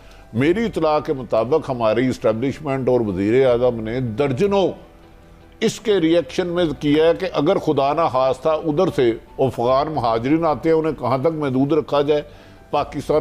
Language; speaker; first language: Urdu; native; Urdu